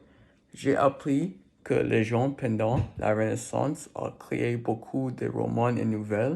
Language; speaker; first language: French; non-native, learner; English